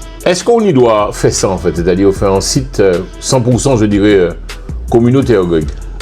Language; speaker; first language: French; non-native, local second language; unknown